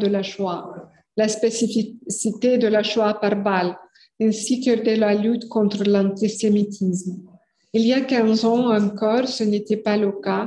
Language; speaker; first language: French; non-native, fluent; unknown